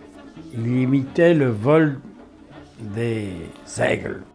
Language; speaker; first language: French; early bilingual, other home language; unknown